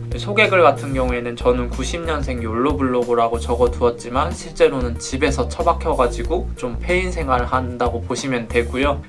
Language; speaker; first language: Korean; native; Korean